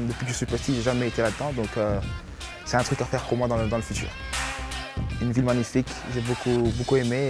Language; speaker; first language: French; early bilingual, other home language; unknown